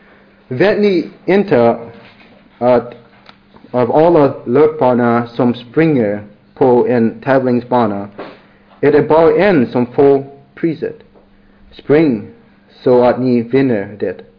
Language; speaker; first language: Swedish; non-native, learner; English